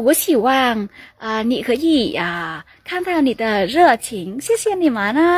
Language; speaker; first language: Chinese; non-native, learner; Vietnamese